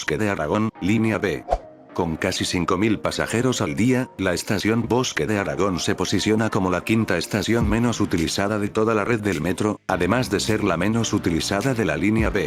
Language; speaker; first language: Spanish; native; Spanish